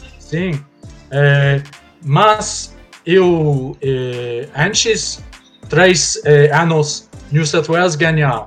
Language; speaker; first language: Portuguese; non-native, learner; English